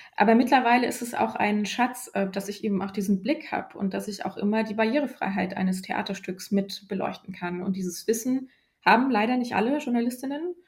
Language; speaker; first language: German; early bilingual, other home language; Polish